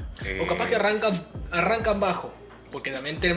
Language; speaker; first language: Spanish; native; Spanish